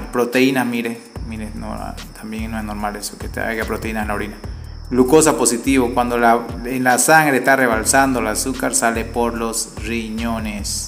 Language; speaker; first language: Spanish; native; Spanish